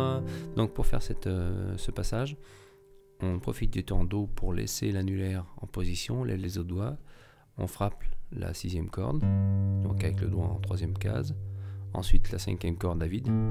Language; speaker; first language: French; native; French